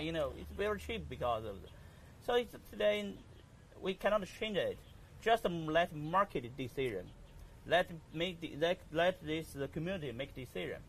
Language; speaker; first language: English; non-native, learner; Chinese